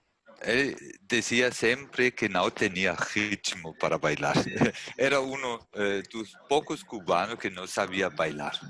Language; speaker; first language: Portuguese; non-native, learner; German